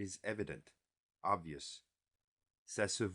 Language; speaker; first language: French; non-native, fluent; English